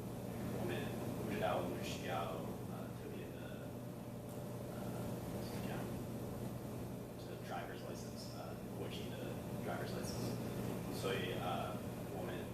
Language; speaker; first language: Chinese; non-native, fluent; English